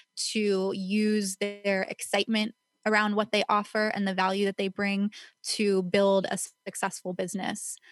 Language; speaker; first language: English; native; English